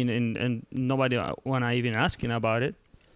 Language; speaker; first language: English; non-native, learner; Spanish